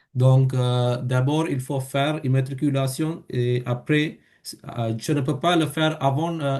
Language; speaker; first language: French; non-native, fluent; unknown